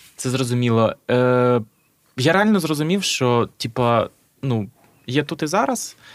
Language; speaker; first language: Ukrainian; native; Ukrainian